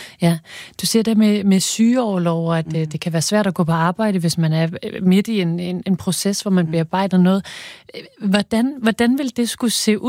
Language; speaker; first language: Danish; native; Danish